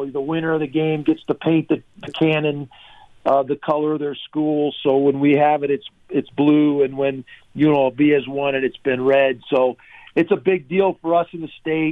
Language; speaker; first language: English; native; English